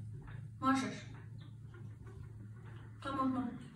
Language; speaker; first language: Polish; non-native, learner; Slovak